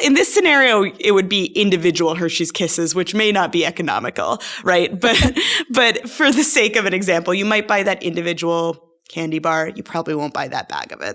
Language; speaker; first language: English; native; English